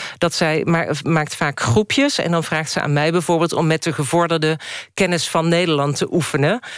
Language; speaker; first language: Dutch; native; Dutch